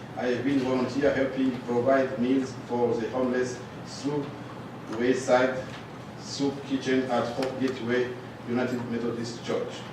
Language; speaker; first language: English; non-native, learner; Rundi